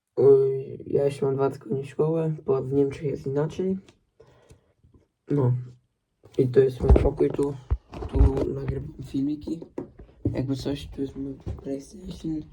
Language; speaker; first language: Polish; early bilingual, heritage; Polish